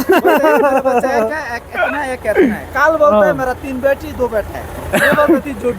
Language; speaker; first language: Hindi; non-native, learner; Bangla